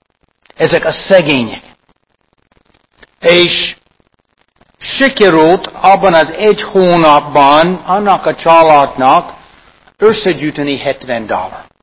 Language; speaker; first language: Hungarian; non-native, fluent; English